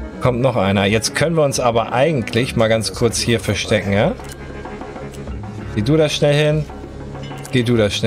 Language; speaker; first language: German; native; German